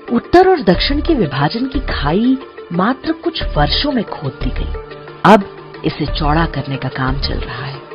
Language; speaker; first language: Hindi; native; Hindi